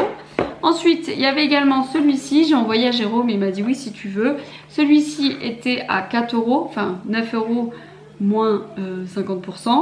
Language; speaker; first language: French; native; French